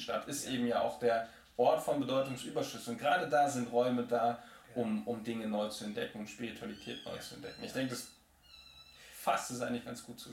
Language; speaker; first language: German; native; German